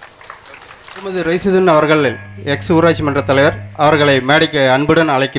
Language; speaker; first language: Tamil; native; Tamil